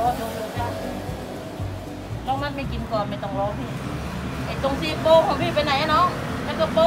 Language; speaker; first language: Chinese; non-native, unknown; Thai